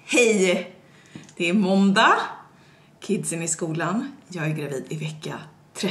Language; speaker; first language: Swedish; native; Swedish